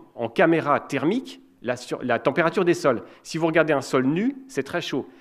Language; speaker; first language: French; native; French